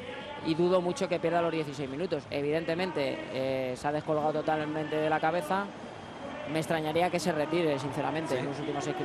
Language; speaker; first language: Spanish; native; Spanish